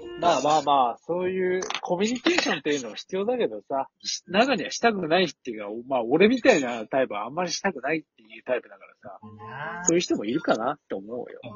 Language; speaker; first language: Japanese; native; Japanese